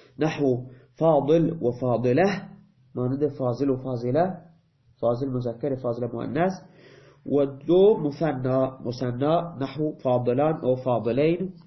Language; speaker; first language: Persian; non-native, local second language; Baluchi